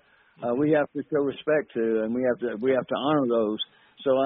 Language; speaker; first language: English; native; English